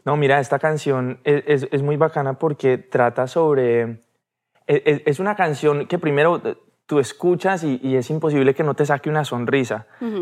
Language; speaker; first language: Spanish; early bilingual, heritage; Spanish